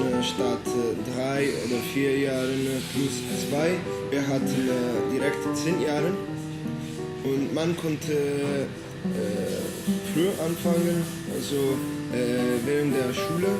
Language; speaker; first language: German; non-native, fluent; Italian